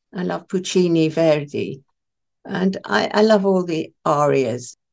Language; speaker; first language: English; non-native, local second language; Persian